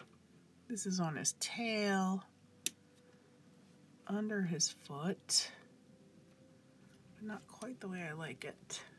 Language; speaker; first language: English; native; English